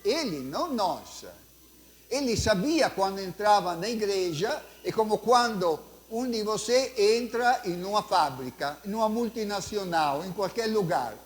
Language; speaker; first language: Portuguese; non-native, fluent; Italian